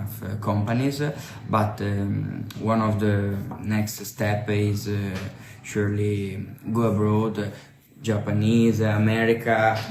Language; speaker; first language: English; non-native, learner; Italian